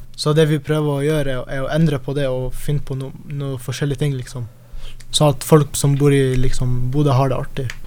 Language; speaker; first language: Norwegian; early bilingual, other home language; Arabic